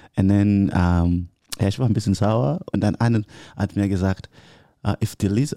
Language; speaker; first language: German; non-native, learner; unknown